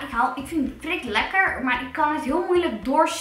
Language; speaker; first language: Dutch; native; Dutch